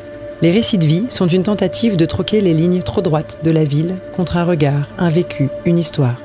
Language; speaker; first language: French; native; French